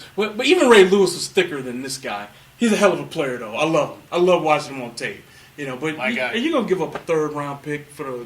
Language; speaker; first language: English; native; English